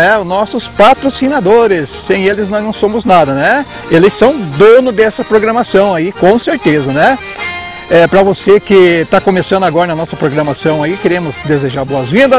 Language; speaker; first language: Portuguese; native; Portuguese